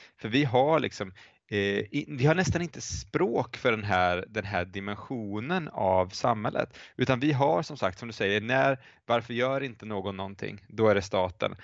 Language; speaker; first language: Swedish; native; Swedish